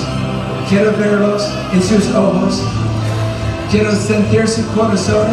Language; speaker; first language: Spanish; non-native, fluent; English